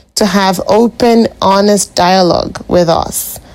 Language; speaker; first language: English; non-native, local second language; Igbo